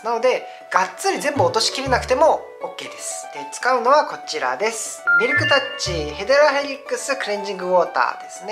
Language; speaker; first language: Japanese; non-native, fluent; Korean